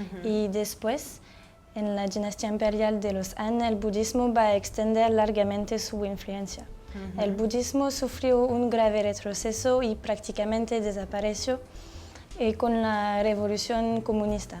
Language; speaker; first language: Spanish; non-native, fluent; French